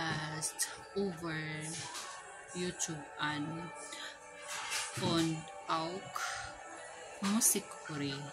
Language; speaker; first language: German; non-native, learner; Filipino